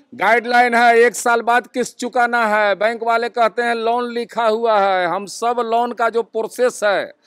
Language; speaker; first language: Hindi; native; Hindi